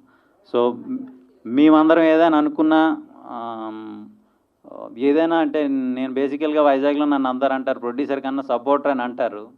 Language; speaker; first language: Telugu; native; Telugu